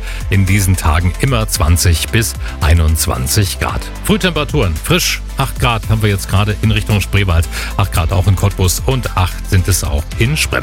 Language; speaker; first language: German; native; German